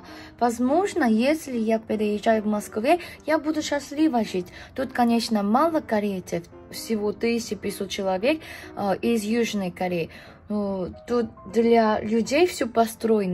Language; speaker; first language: Russian; non-native, learner; Korean